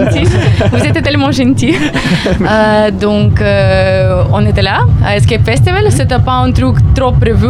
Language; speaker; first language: French; non-native, learner; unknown